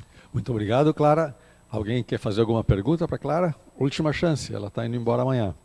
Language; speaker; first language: Portuguese; native; Portuguese